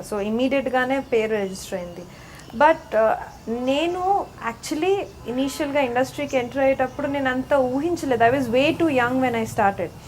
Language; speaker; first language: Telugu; native; Telugu